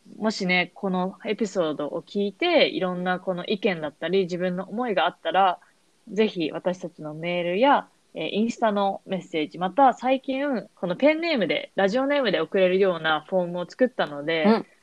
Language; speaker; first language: Japanese; native; Japanese